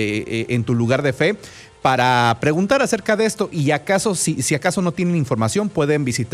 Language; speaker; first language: Spanish; native; Spanish